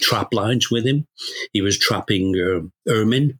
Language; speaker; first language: English; native; English